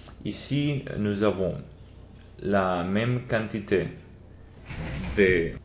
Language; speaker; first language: French; non-native, learner; Spanish